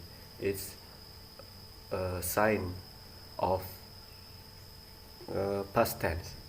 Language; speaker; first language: English; non-native, learner; Indonesian